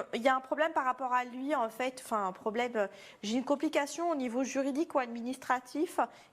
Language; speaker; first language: French; native; French